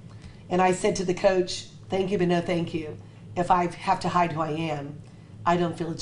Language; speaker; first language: English; native; English